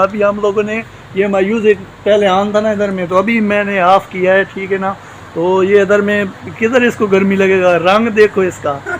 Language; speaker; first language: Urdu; non-native, local second language; Punjabi